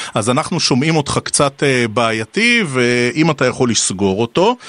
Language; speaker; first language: Hebrew; native; Hebrew